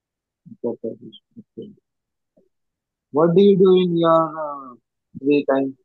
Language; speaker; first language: English; non-native, learner; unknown